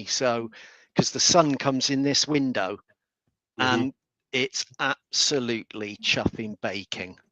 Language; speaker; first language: English; native; English